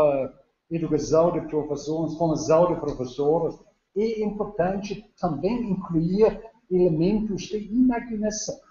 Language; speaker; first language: Portuguese; non-native, learner; Danish